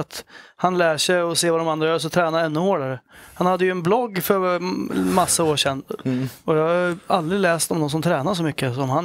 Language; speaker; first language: Swedish; native; Swedish